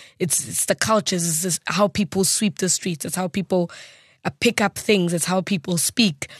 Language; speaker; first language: English; non-native, local second language; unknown